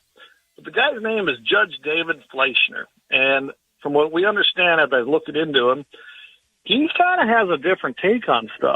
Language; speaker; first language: English; native; English